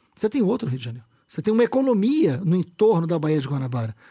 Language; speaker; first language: Portuguese; native; Portuguese